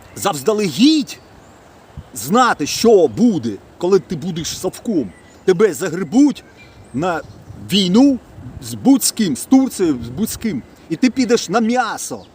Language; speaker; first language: Ukrainian; non-native, local second language; Russian